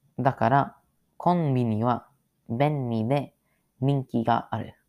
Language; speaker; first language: Japanese; non-native, learner; English